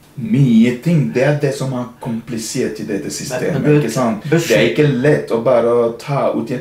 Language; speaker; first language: Norwegian; non-native, fluent; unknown